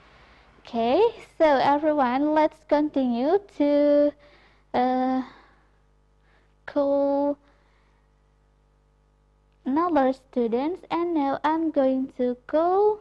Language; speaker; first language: English; non-native, fluent; Indonesian